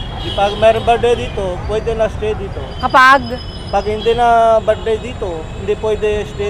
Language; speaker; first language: Filipino; non-native, learner; Punjabi